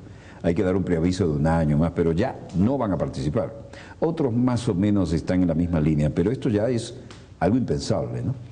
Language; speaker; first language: Spanish; native; Spanish